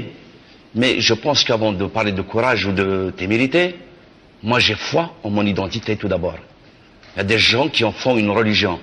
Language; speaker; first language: French; non-native, local second language; Kabyle